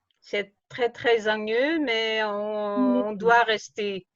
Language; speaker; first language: French; non-native, fluent; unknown